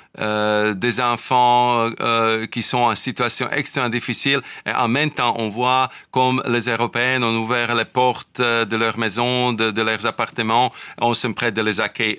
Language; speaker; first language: French; non-native, fluent; Slovak